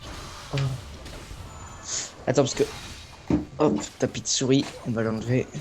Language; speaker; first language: French; native; French